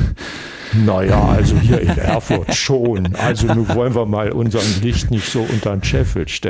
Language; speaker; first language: German; native; German